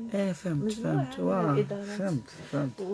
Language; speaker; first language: Arabic; native; Arabic